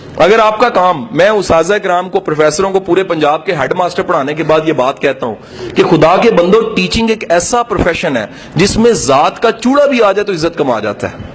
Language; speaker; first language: Urdu; non-native, local second language; Punjabi